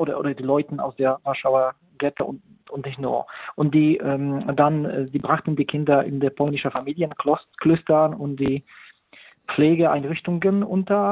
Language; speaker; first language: German; non-native, fluent; Polish